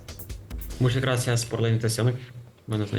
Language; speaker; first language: Spanish; non-native, fluent; Ukrainian